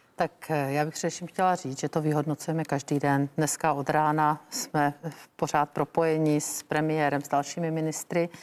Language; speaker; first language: Czech; native; Czech